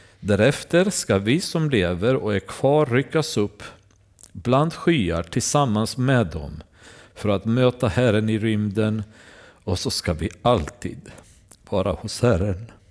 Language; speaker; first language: Swedish; non-native, fluent; Romanian